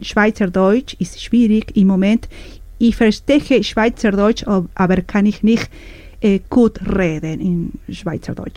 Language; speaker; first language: German; non-native, learner; Spanish